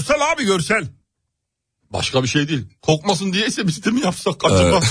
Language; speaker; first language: Turkish; native; Turkish